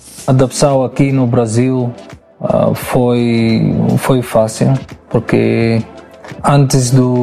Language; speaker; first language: Portuguese; non-native, learner; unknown